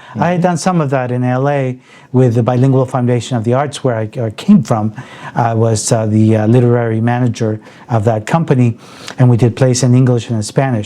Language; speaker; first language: English; early bilingual, other home language; Spanish